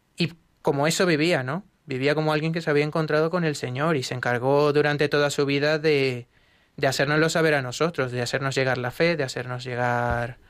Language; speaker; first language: Spanish; native; Spanish